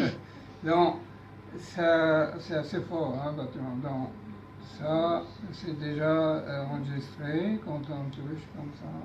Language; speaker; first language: French; non-native, learner; Japanese